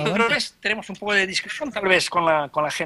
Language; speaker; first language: Spanish; non-native, fluent; French